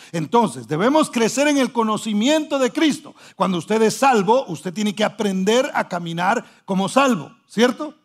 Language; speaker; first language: Spanish; early bilingual, heritage; Spanish